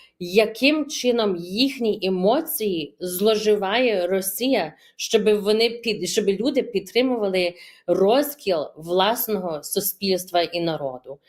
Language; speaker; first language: Ukrainian; early bilingual, heritage; Ukrainian